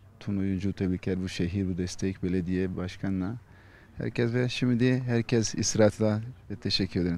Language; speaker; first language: Turkish; non-native, learner; Portuguese